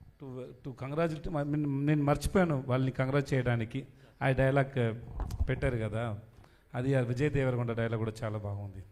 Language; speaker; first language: Telugu; non-native, learner; Tamil